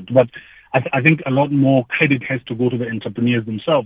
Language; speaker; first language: English; non-native, local second language; Tswana